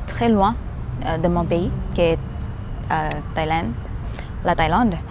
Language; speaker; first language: French; non-native, learner; Thai